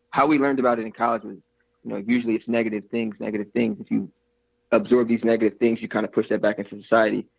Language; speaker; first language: English; native; English